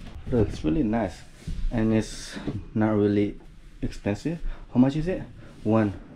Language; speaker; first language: English; non-native, learner; Indonesian